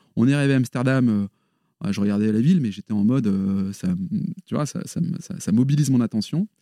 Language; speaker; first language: French; native; French